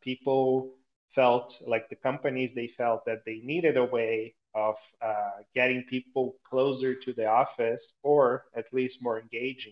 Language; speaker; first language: English; non-native, fluent; Portuguese